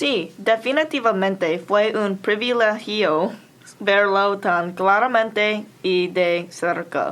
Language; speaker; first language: Spanish; non-native, learner; English